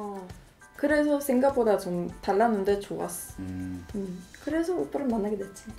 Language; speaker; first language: Korean; non-native, fluent; Swedish